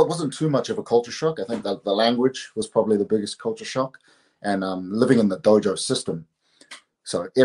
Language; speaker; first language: English; native; English